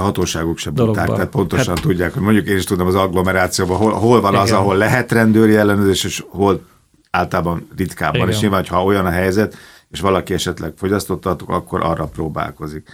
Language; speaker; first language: Hungarian; native; Hungarian